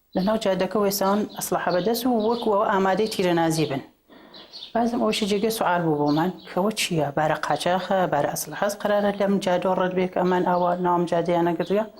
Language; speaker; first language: Central Kurdish; native; Central Kurdish